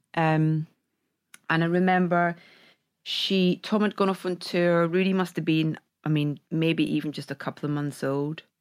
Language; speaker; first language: English; native; English